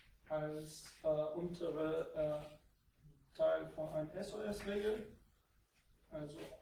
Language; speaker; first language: German; non-native, fluent; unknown